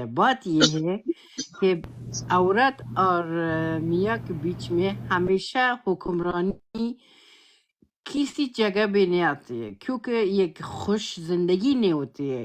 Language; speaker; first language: Hindi; non-native, learner; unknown